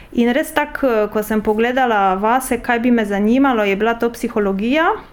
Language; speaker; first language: Slovenian; non-native, fluent; Polish